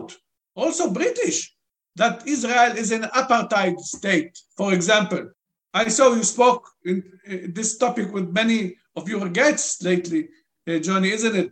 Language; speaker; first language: English; non-native, fluent; Arabic